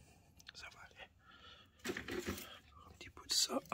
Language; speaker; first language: French; non-native, fluent; Portuguese